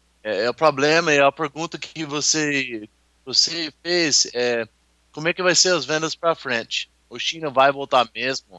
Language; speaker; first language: Portuguese; non-native, learner; English